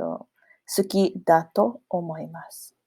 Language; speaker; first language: Japanese; non-native, fluent; English